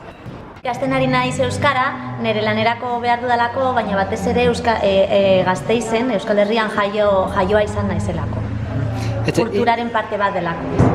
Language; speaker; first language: Basque; non-native, local second language; Spanish